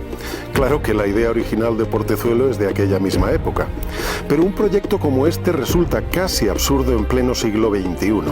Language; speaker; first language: Spanish; native; Spanish